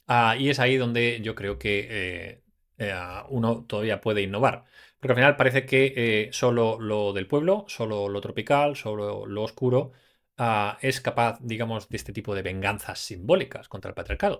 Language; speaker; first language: Spanish; native; Spanish